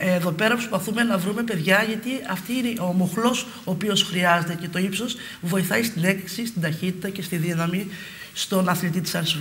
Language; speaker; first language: Greek; native; Greek